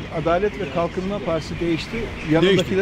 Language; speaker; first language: Turkish; native; Turkish